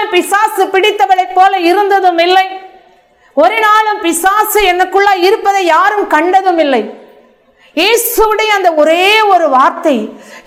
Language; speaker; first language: Tamil; native; Tamil